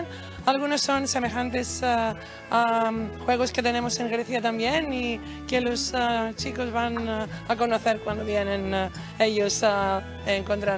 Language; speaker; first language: Spanish; non-native, fluent; Greek